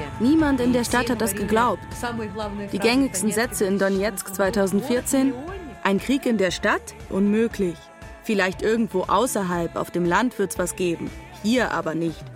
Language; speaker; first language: German; non-native, fluent; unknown